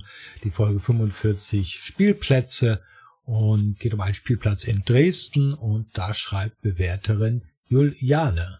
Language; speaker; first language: German; native; German